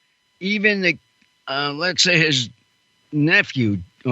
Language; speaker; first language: English; non-native, fluent; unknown